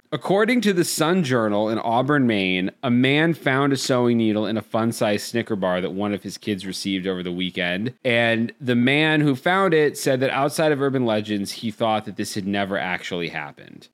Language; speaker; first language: English; native; English